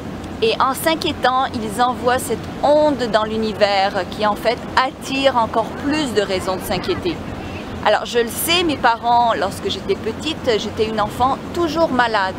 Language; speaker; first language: French; native; French